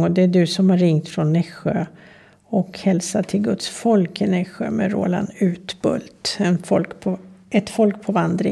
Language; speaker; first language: Swedish; native; Swedish